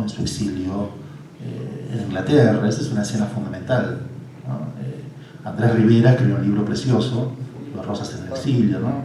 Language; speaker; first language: Spanish; native; Spanish